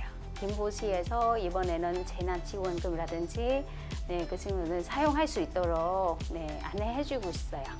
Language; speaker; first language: Korean; non-native, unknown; Vietnamese